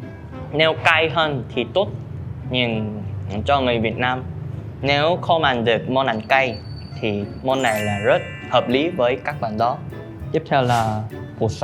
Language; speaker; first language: Vietnamese; non-native, learner; Korean